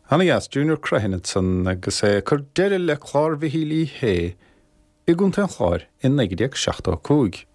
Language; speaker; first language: Irish; native; Irish